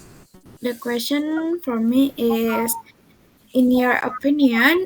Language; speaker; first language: English; non-native, fluent; Indonesian